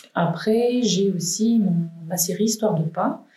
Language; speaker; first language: French; native; French